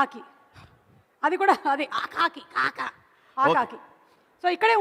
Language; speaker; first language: Telugu; native; Telugu